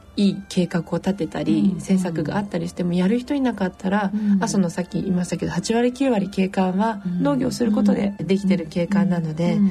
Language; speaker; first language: Japanese; native; Japanese